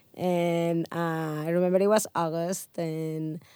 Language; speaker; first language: English; non-native, fluent; Catalan